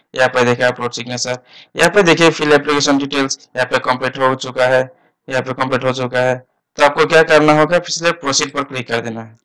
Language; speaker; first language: Hindi; non-native, local second language; Assamese